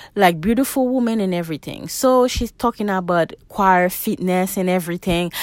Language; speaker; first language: English; non-native, fluent; Haitian Creole